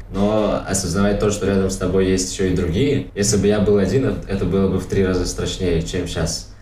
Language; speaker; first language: Russian; non-native, local second language; Tajik